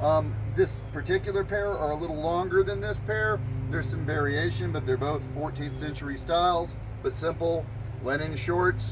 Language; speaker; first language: English; native; English